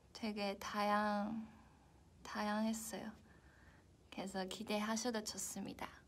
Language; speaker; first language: Korean; non-native, fluent; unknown